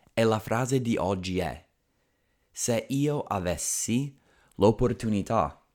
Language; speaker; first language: Italian; non-native, fluent; English